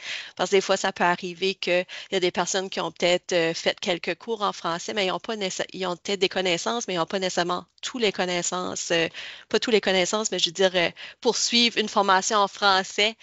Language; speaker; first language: French; native; French